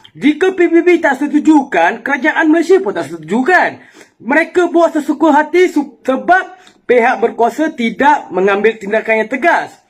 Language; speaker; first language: Malay; non-native, local second language; Tamil